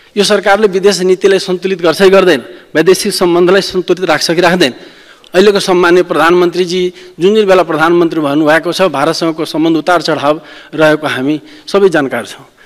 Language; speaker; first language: Nepali; non-native, local second language; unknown